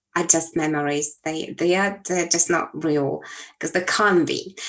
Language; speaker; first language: English; non-native, fluent; Polish